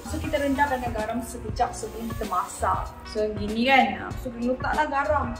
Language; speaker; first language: Malay; native; Malay